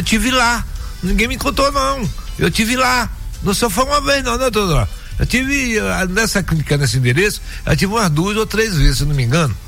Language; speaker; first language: Portuguese; native; Portuguese